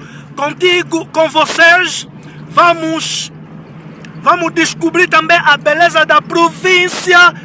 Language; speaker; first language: Portuguese; non-native, learner; Lingala